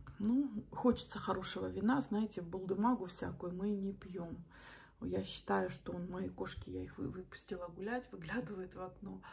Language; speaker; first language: Russian; native; Russian